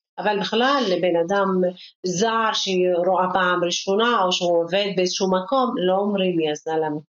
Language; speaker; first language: Hebrew; non-native, local second language; Arabic